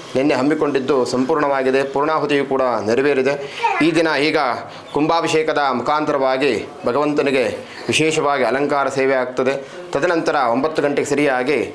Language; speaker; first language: Kannada; native; Kannada